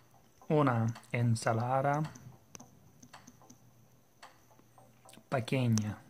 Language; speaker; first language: Spanish; non-native, learner; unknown